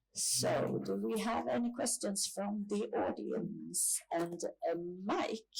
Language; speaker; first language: English; non-native, fluent; Swedish